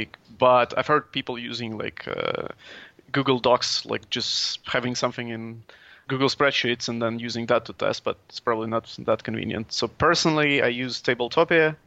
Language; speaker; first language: English; non-native, fluent; Latvian